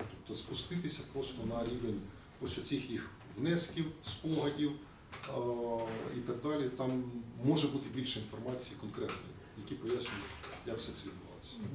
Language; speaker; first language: Ukrainian; native; Ukrainian